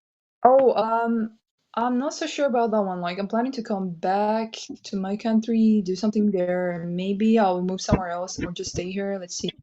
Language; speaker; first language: English; non-native, fluent; Kyrgyz